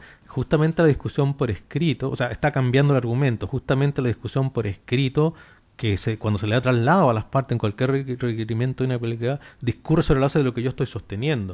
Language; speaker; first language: Spanish; native; Spanish